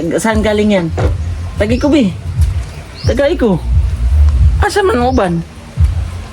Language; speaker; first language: Filipino; native; Filipino